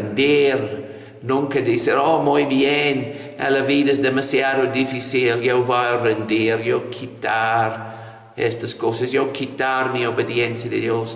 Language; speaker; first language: Spanish; non-native, fluent; English